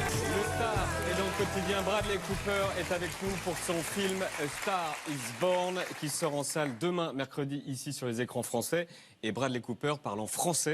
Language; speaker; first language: French; native; French